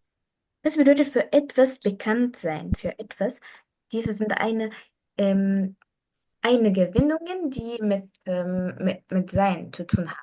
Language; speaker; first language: German; non-native, fluent; Arabic